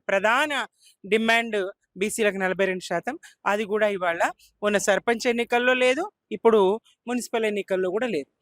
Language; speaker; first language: Telugu; native; Telugu